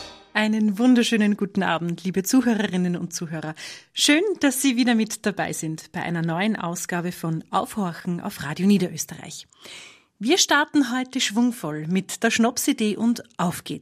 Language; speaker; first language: German; native; German